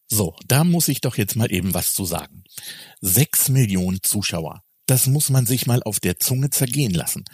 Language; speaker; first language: German; native; German